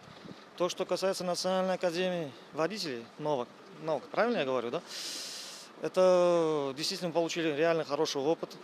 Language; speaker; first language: Russian; non-native, local second language; Uzbek